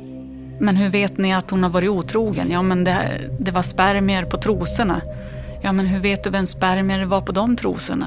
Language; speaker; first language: Swedish; native; Swedish